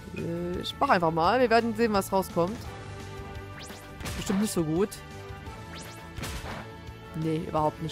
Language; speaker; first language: German; native; German